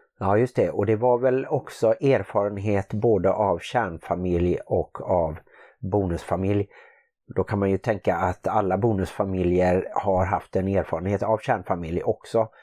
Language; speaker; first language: Swedish; native; Swedish